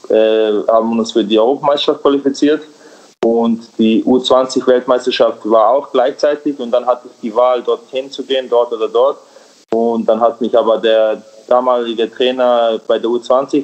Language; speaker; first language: German; early bilingual, other home language; Serbian